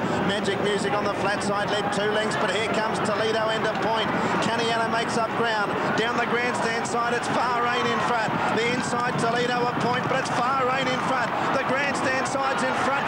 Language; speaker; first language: English; native; English